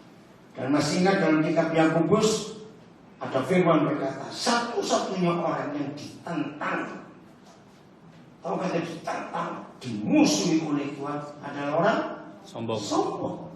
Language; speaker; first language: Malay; non-native, local second language; Javanese